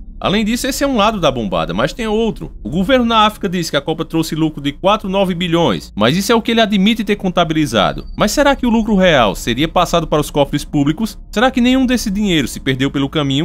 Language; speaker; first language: Portuguese; native; Portuguese